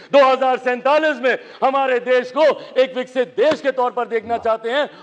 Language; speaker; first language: Hindi; native; Hindi